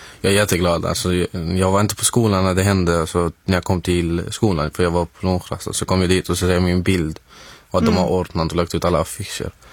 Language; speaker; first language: Swedish; non-native, fluent; Arabic